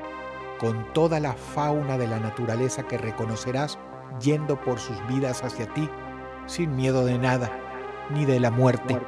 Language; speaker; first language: Spanish; native; Spanish